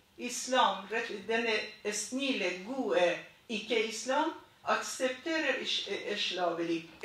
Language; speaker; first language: Norwegian; non-native, fluent; Persian